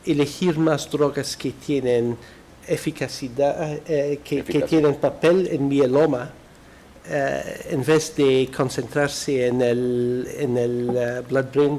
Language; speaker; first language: Spanish; non-native, fluent; Dutch